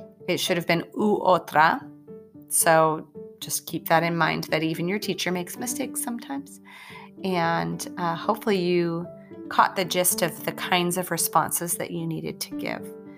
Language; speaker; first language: English; native; English